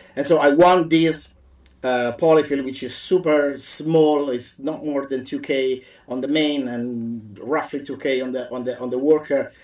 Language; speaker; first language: English; non-native, fluent; Italian